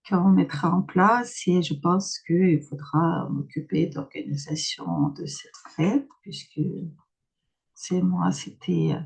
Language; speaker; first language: French; non-native, fluent; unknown